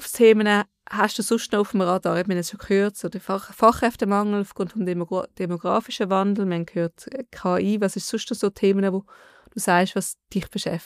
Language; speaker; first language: German; native; German